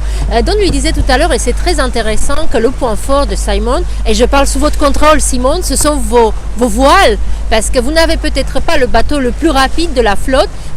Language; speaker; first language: French; native; French